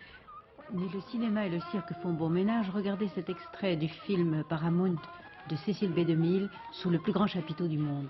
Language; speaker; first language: French; native; French